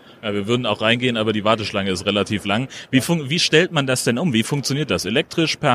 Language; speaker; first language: German; native; German